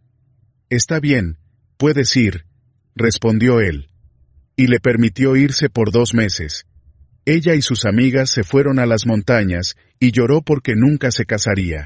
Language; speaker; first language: Spanish; native; Spanish